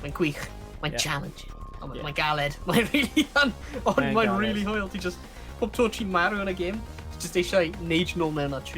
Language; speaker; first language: Welsh; non-native, local second language; English